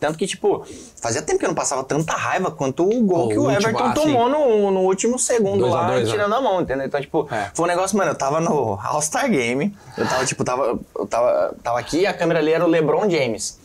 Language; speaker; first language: Portuguese; native; Portuguese